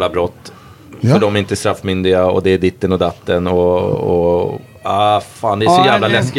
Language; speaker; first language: Swedish; native; Swedish